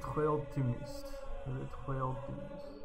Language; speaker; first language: French; non-native, learner; Chinese